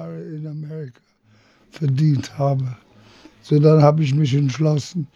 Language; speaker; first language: German; non-native, learner; English